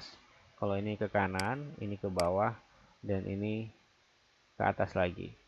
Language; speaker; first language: Indonesian; native; Indonesian